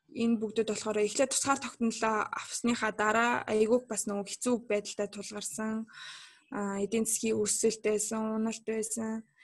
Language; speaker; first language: Mongolian; non-native, local second language; Kazakh